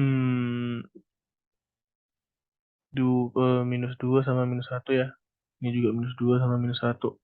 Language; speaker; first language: Indonesian; native; Indonesian